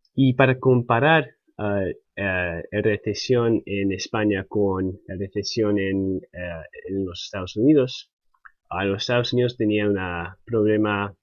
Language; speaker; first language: Spanish; non-native, fluent; English